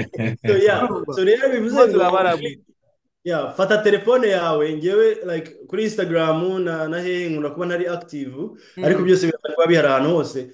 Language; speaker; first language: Kinyarwanda; native; Kinyarwanda